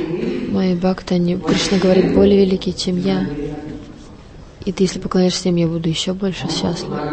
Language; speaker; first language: Russian; non-native, learner; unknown